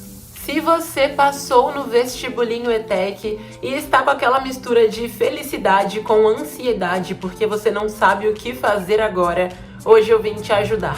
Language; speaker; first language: Portuguese; native; Portuguese